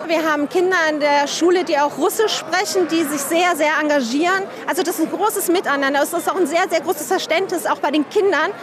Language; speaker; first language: German; native; German